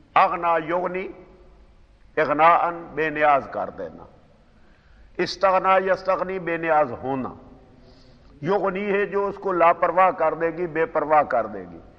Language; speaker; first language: Urdu; non-native, local second language; Punjabi